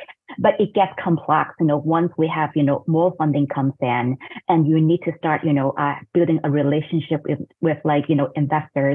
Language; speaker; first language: English; non-native, fluent; Cantonese